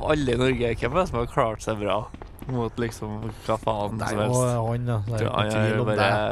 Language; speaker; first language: Norwegian; native; Norwegian